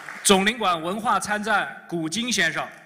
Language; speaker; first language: Chinese; native; Chinese